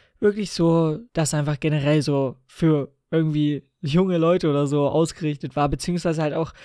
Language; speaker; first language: German; native; German